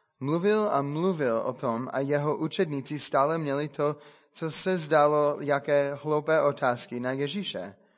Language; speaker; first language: Czech; non-native, fluent; English